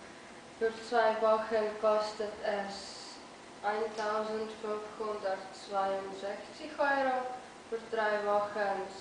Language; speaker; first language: German; non-native, learner; Slovenian